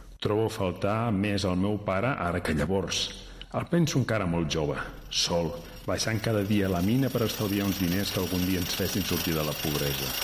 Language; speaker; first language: Catalan; early bilingual, other home language; Riffian